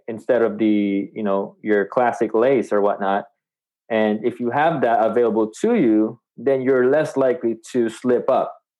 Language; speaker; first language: English; non-native, local second language; Filipino